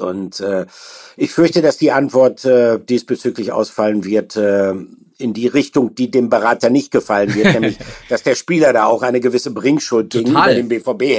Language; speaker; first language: German; native; German